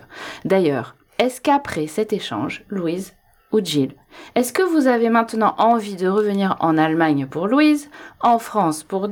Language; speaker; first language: French; native; French